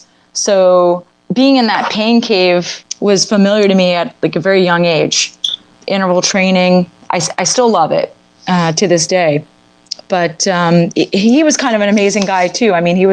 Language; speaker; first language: English; native; English